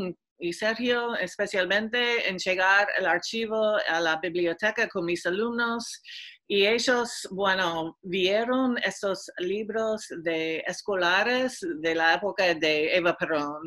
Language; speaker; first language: Spanish; non-native, fluent; English